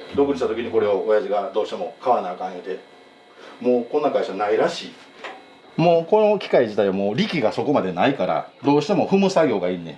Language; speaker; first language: Japanese; native; Japanese